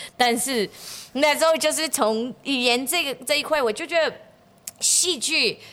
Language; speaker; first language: Chinese; non-native, fluent; English